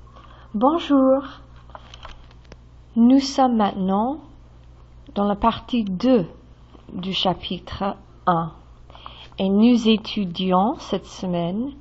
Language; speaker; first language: French; non-native, fluent; English